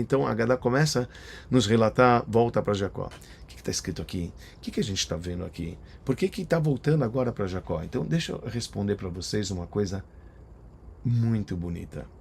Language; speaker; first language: Portuguese; native; Portuguese